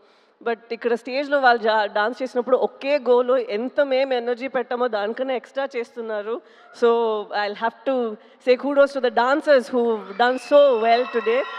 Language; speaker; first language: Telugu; non-native, local second language; Tamil